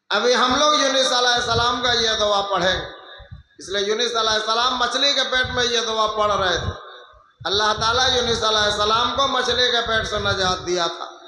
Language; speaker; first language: Urdu; non-native, local second language; Bangla